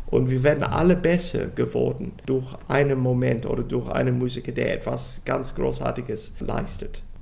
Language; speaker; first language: German; non-native, fluent; English